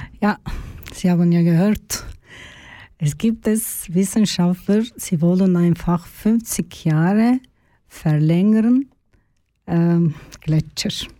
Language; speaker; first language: German; non-native, learner; Turkish